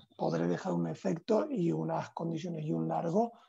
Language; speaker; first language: Spanish; native; Spanish